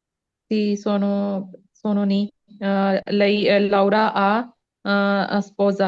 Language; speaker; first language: Italian; non-native, learner; Punjabi